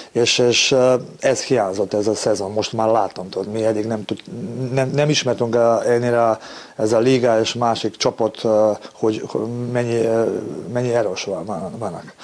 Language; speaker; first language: Hungarian; non-native, learner; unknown